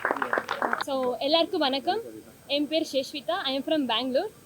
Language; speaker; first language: Tamil; non-native, local second language; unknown